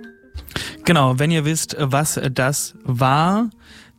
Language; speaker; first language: German; native; German